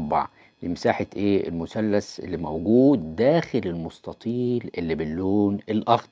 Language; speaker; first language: Arabic; native; Arabic